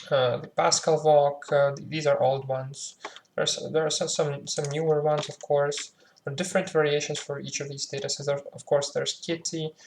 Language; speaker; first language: English; non-native, fluent; Ukrainian